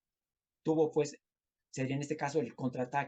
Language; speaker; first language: Spanish; native; Spanish